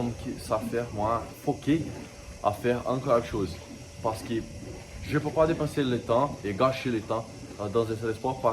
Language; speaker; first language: French; non-native, learner; Portuguese